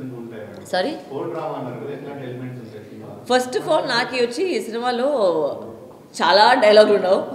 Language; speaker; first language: Telugu; non-native, local second language; Tamil